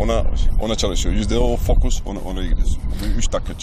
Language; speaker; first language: Turkish; early bilingual, heritage; Italian